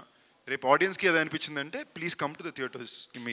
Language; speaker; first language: Telugu; native; Telugu